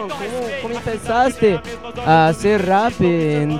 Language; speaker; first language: Spanish; non-native, learner; Portuguese